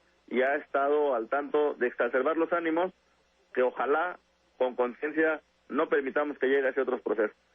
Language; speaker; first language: Spanish; native; Spanish